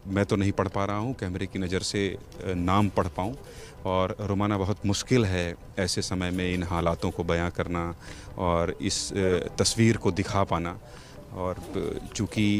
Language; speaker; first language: Hindi; native; Hindi